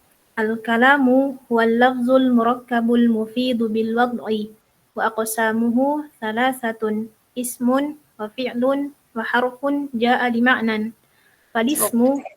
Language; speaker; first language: Arabic; non-native, learner; Indonesian